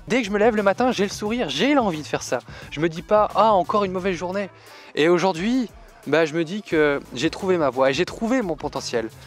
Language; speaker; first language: French; native; French